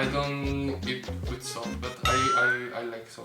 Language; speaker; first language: English; non-native, learner; Spanish